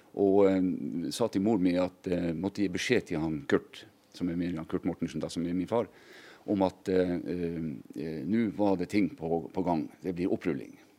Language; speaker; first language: Norwegian; native; Norwegian